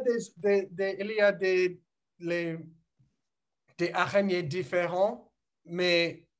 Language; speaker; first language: French; non-native, learner; English